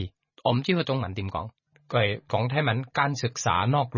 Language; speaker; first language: Cantonese; non-native, fluent; Thai